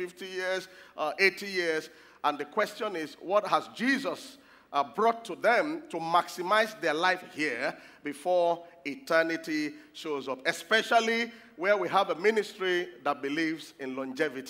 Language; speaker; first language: English; non-native, local second language; Yoruba